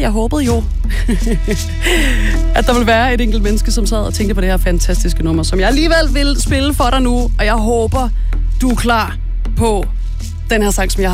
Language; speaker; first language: Danish; native; Danish